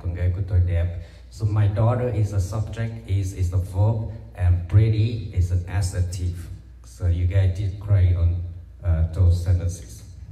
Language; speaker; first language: English; non-native, fluent; Vietnamese